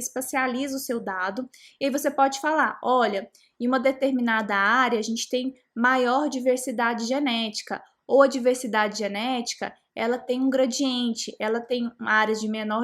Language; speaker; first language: Portuguese; native; Portuguese